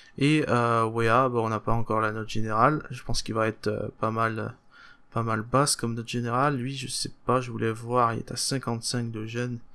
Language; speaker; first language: French; native; French